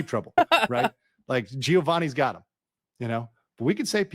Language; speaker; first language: English; native; English